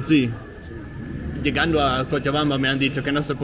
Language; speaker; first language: Spanish; non-native, learner; Danish